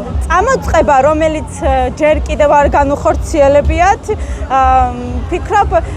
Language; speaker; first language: Georgian; native; Georgian